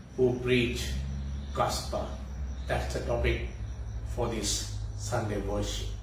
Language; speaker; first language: English; non-native, local second language; Tamil